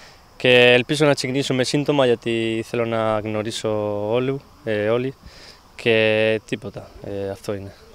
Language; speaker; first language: Greek; non-native, learner; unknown